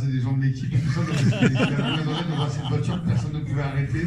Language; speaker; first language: French; native; French